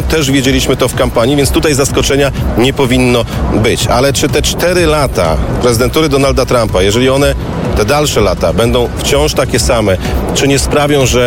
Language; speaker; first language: Polish; native; Polish